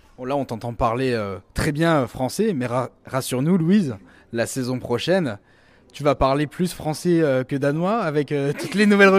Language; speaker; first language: French; native; French